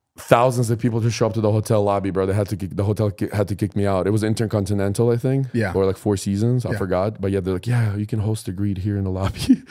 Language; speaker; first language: English; non-native, fluent; Ukrainian